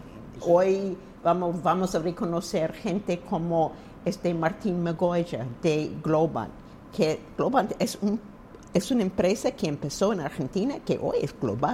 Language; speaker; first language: Spanish; non-native, fluent; English